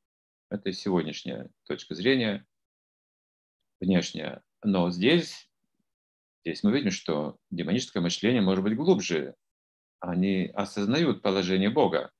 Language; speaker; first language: Russian; native; Russian